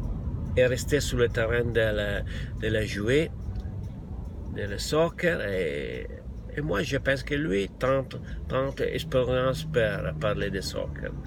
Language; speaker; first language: French; non-native, learner; Italian